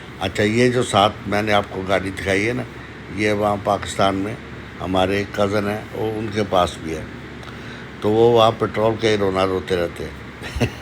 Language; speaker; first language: Urdu; native; Urdu